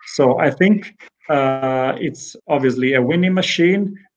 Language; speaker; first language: English; non-native, fluent; Italian